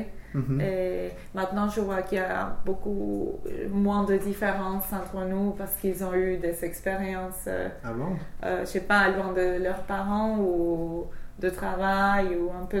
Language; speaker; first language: French; non-native, fluent; English